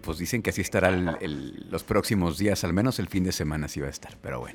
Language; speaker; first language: Spanish; native; Spanish